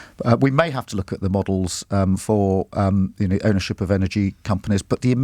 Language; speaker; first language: English; native; English